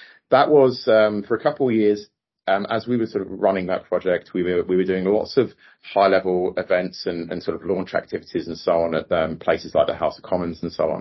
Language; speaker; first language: English; native; English